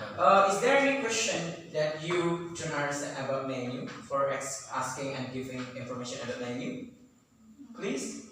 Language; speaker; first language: English; non-native, learner; Indonesian